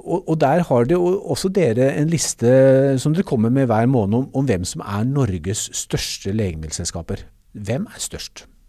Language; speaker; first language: Norwegian; native; Norwegian